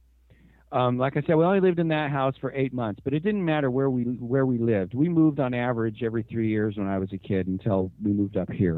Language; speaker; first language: English; native; English